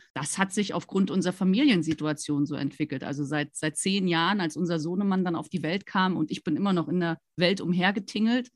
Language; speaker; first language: German; native; German